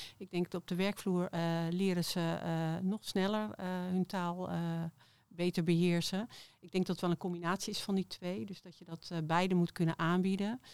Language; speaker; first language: Dutch; native; Dutch